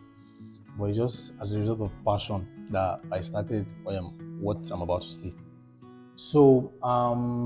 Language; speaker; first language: English; non-native, local second language; Yoruba